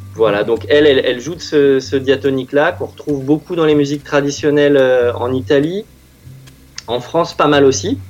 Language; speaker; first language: French; native; French